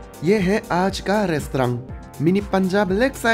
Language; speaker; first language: Hindi; non-native, fluent; Japanese